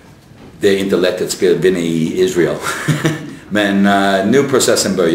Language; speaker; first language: Swedish; non-native, fluent; English